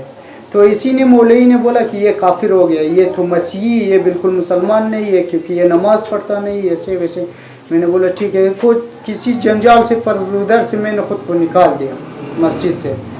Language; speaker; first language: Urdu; non-native, learner; Persian